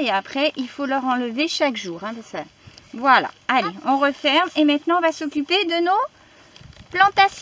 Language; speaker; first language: French; native; French